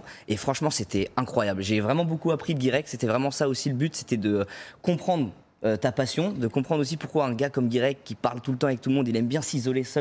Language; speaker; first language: French; native; French